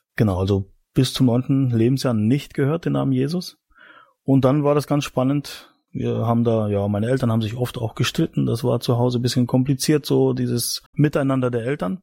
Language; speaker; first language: German; native; German